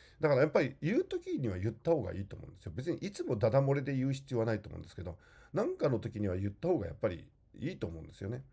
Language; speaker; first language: Japanese; native; Japanese